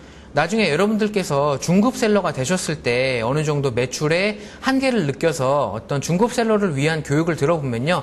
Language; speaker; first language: Korean; native; Korean